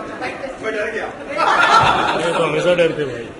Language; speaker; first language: Hindi; native; Hindi